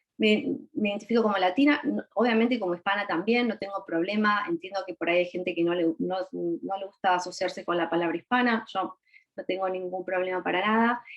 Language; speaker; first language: Spanish; native; Spanish